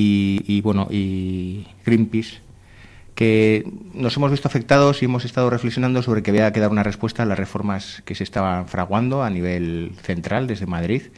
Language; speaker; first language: Spanish; native; Spanish